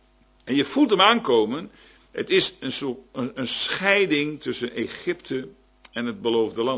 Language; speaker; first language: Dutch; native; Dutch